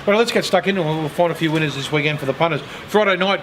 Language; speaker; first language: English; native; English